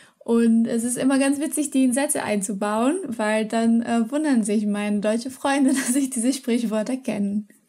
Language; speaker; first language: German; non-native, fluent; Portuguese